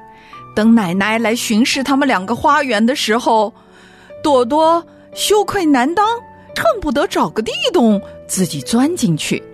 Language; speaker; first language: Chinese; native; Chinese